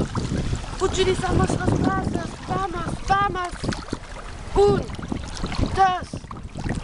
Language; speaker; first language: Spanish; non-native, learner; French